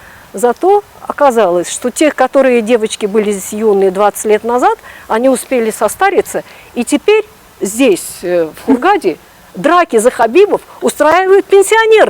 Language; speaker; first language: Russian; non-native, local second language; Ukrainian